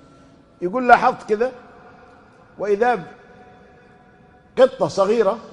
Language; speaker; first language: Arabic; native; Arabic